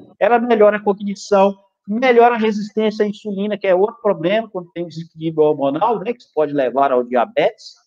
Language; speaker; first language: Portuguese; native; Portuguese